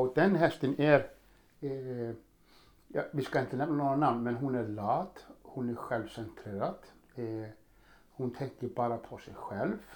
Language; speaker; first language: Swedish; non-native, fluent; Icelandic